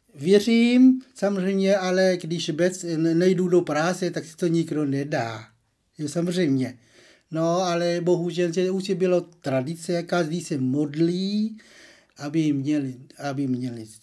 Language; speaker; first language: Czech; non-native, learner; Vietnamese